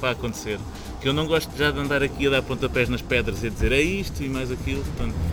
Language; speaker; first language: Portuguese; native; Portuguese